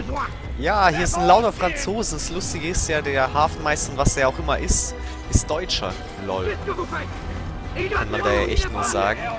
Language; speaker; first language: German; native; German